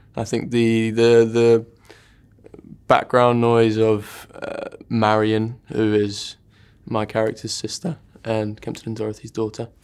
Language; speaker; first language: English; native; English